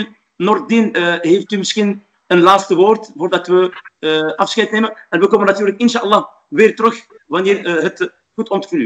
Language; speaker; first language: Dutch; non-native, fluent; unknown